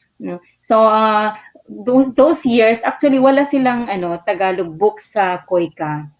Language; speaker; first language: Filipino; non-native, local second language; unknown